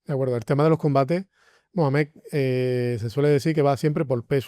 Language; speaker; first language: Spanish; native; Spanish